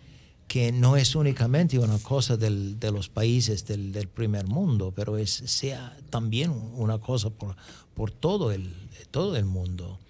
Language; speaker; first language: Spanish; non-native, fluent; English